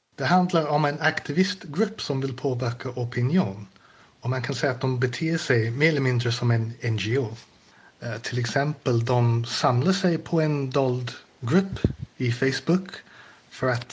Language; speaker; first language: Swedish; non-native, fluent; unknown